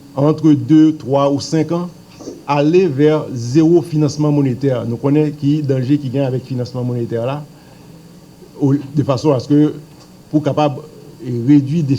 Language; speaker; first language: French; non-native, local second language; Haitian Creole